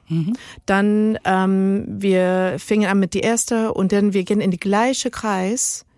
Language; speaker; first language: German; non-native, learner; Spanish